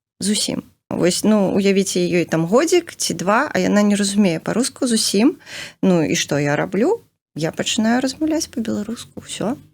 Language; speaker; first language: Belarusian; native; Belarusian